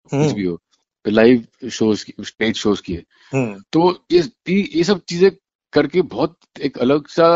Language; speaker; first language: Hindi; non-native, local second language; Gujarati